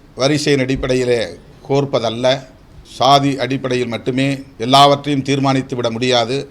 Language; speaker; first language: Tamil; native; Tamil